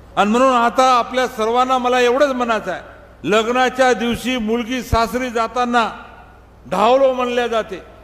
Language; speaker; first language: Marathi; non-native, local second language; Lambadi